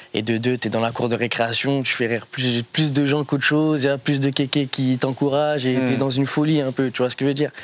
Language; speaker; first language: French; native; French